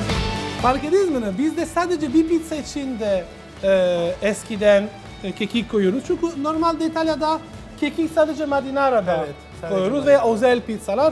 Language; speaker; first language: Turkish; non-native, learner; Italian